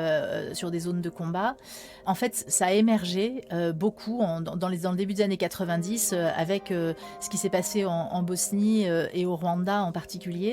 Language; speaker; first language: French; native; French